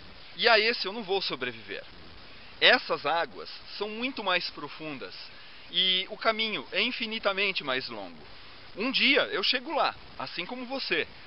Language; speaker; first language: Portuguese; native; Portuguese